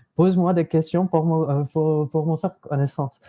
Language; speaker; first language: French; non-native, fluent; English